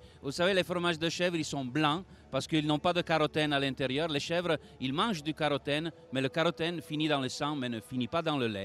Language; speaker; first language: French; non-native, local second language; Italian